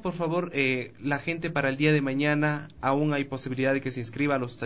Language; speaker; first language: Spanish; native; Spanish